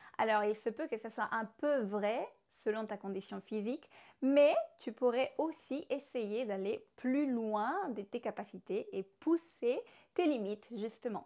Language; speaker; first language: French; non-native, fluent; Spanish